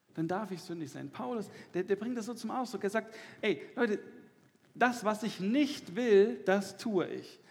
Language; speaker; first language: German; native; German